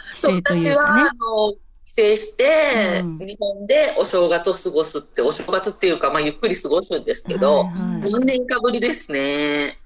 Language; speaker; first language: Japanese; non-native, fluent; Chinese